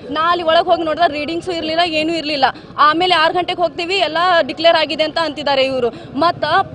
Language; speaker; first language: Kannada; native; Kannada